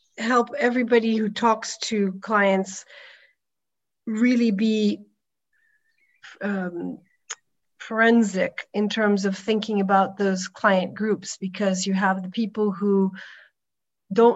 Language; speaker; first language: English; native; English